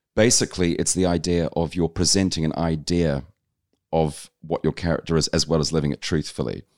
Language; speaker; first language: English; native; English